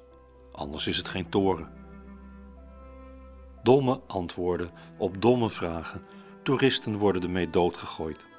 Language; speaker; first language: Dutch; native; Dutch